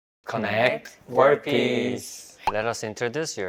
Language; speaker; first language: English; non-native, learner; Korean